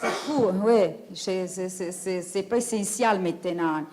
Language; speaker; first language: French; non-native, fluent; Italian